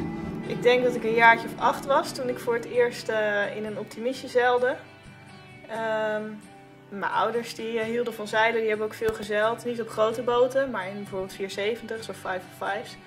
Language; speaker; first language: Dutch; native; Dutch